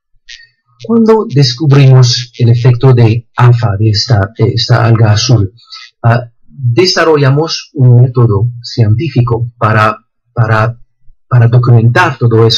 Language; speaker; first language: Spanish; non-native, fluent; French